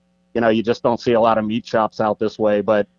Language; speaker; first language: English; native; English